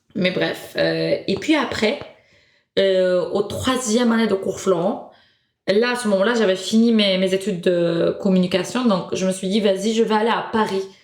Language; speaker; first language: French; non-native, fluent; Turkish